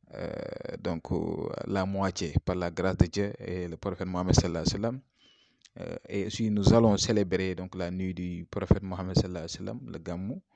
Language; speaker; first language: French; non-native, local second language; Wolof